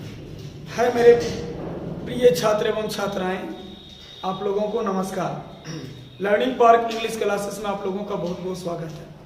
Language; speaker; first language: Hindi; native; Hindi